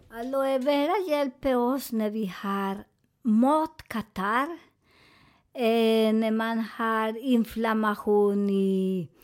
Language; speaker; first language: Swedish; non-native, fluent; Spanish